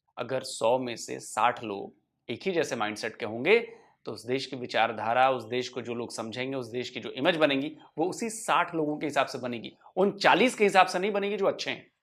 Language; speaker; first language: Hindi; native; Hindi